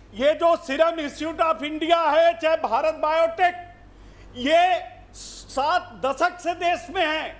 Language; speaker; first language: Hindi; native; Hindi